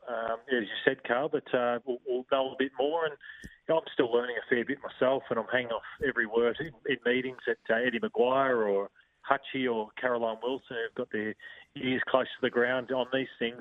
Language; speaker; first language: English; native; English